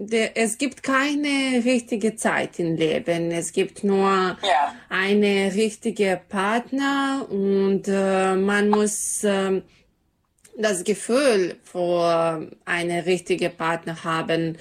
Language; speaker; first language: German; non-native, learner; Serbian